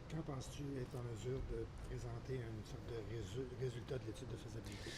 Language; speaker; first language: French; native; French